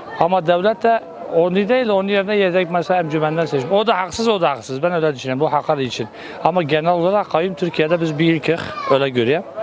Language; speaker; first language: Turkish; non-native, local second language; Kurdish